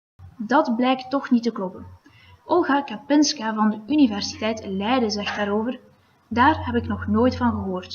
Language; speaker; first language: Dutch; native; Dutch